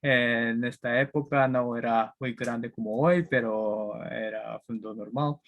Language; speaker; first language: Spanish; non-native, learner; Japanese